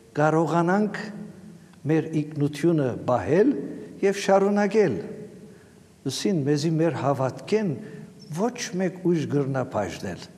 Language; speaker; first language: Armenian; native; Armenian